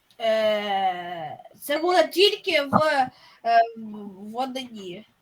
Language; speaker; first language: Ukrainian; non-native, local second language; Russian